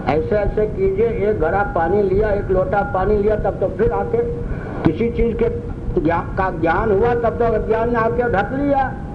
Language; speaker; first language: Hindi; non-native, local second language; Maithili